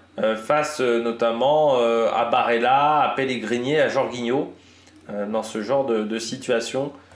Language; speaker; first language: French; native; French